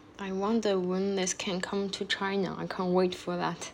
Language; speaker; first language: English; non-native, fluent; Chinese